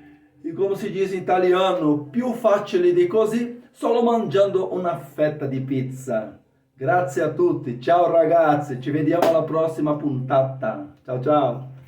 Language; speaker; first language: Italian; non-native, fluent; Portuguese